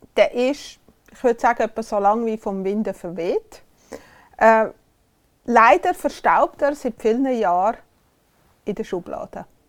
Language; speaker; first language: German; native; German